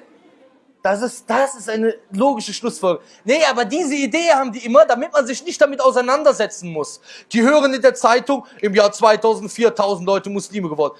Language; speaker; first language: German; native; German